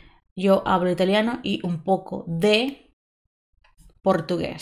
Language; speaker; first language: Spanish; non-native, fluent; English